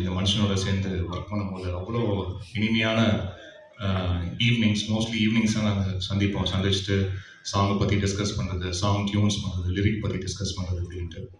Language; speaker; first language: Tamil; native; Tamil